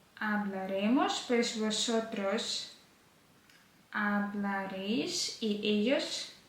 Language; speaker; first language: Spanish; non-native, fluent; Ukrainian